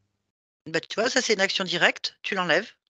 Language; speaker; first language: French; native; French